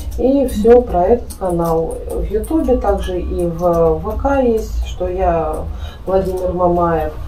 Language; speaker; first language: Russian; native; Russian